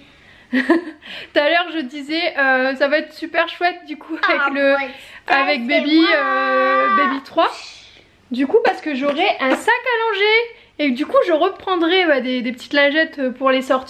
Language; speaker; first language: French; native; French